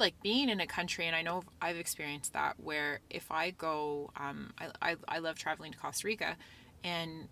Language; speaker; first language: English; native; English